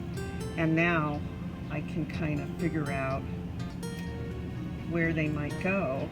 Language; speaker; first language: English; native; English